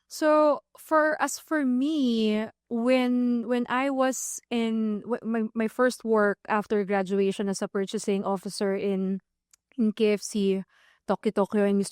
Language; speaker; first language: English; non-native, local second language; Filipino